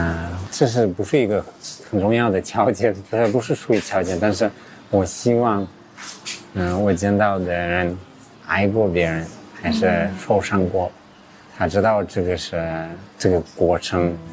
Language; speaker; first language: Chinese; early bilingual, heritage; English